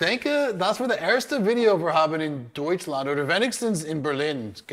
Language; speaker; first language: German; non-native, learner; English